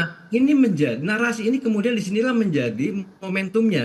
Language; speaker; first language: Indonesian; native; Indonesian